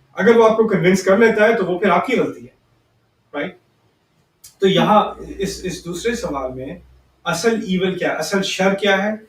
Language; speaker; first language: Urdu; early bilingual, heritage; Urdu